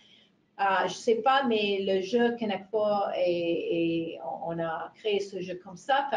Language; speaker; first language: French; non-native, fluent; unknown